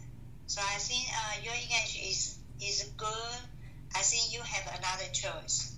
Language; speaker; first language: English; non-native, learner; Chinese